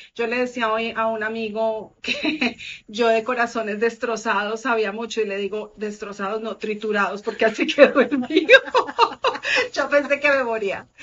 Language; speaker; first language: Spanish; native; Spanish